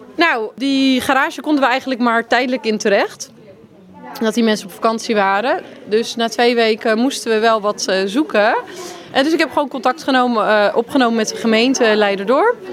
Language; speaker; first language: Dutch; native; Dutch